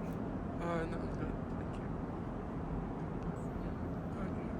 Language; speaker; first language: English; non-native, learner; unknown